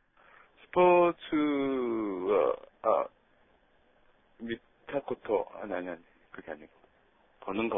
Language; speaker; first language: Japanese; non-native, learner; Korean